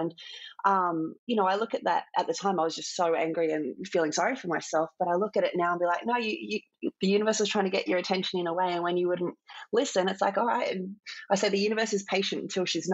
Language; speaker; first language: English; native; English